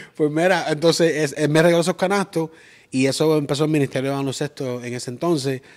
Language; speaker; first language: Spanish; early bilingual, heritage; Spanish